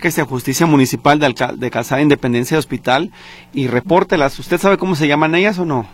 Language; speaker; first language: Spanish; native; Spanish